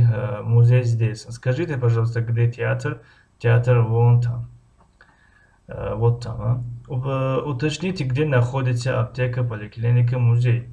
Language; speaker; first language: Russian; non-native, fluent; Tajik